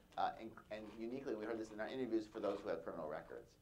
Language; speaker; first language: English; native; English